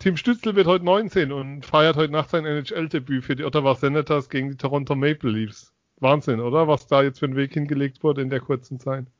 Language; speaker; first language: German; native; German